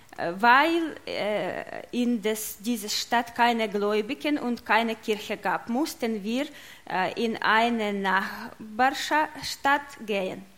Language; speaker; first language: German; non-native, learner; Russian